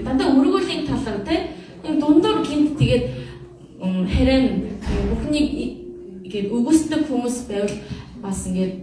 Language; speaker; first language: Mongolian; non-native, fluent; Korean